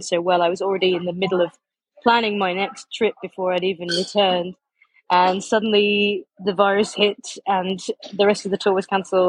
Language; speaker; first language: English; native; English